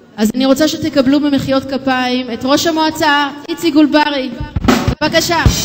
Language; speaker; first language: Hebrew; native; Hebrew